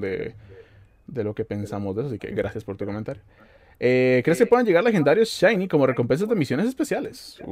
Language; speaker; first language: Spanish; native; Spanish